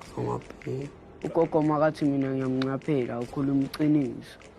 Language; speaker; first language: Zulu; native; Zulu